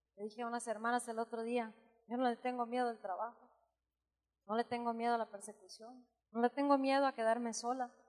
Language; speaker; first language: Spanish; early bilingual, heritage; Spanish